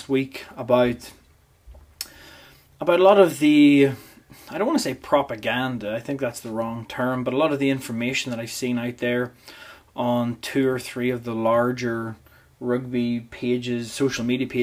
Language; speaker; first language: English; native; English